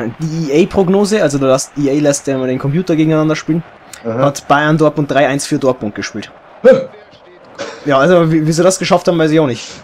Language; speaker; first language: German; native; German